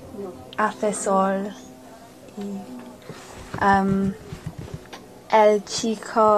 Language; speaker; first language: Spanish; non-native, learner; English